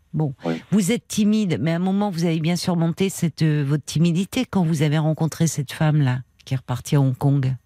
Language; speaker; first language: French; native; French